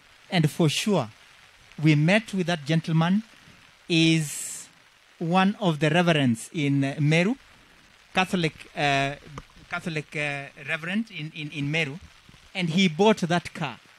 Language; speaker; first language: English; non-native, local second language; Kalenjin